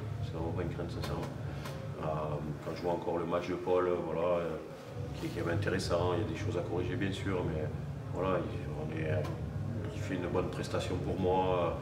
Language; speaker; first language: French; native; French